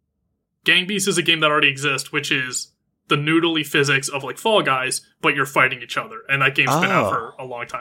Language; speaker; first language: English; native; English